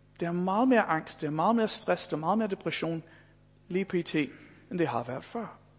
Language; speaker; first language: Danish; non-native, fluent; English